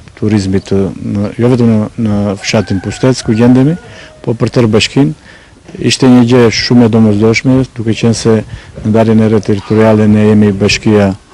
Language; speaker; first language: Albanian; non-native, local second language; Macedonian